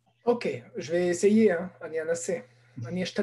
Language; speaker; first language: Hebrew; non-native, fluent; French